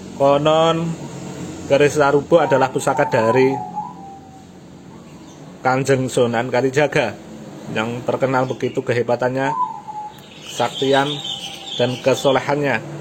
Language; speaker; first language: Indonesian; non-native, local second language; Javanese